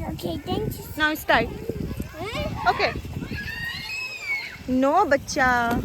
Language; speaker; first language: English; non-native, local second language; Bangla